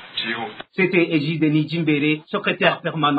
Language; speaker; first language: French; non-native, local second language; Rundi